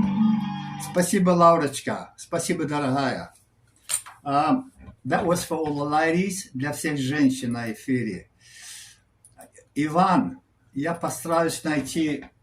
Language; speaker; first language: Russian; non-native, learner; English